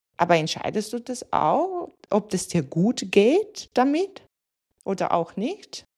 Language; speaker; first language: German; non-native, fluent; Latvian